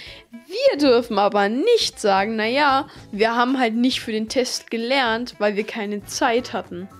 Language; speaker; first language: German; native; German